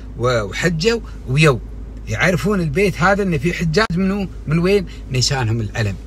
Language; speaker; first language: Arabic; native; Arabic